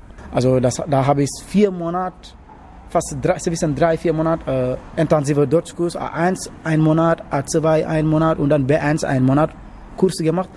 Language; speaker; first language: German; non-native, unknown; Wolof